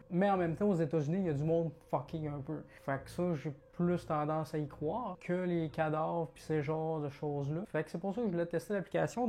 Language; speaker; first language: French; native; French